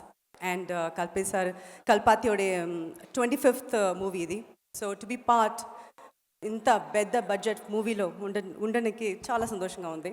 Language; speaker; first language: Telugu; non-native, fluent; Tamil